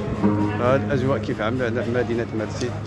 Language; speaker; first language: Arabic; native; Arabic